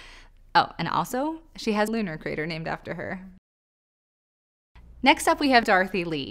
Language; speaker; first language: English; native; English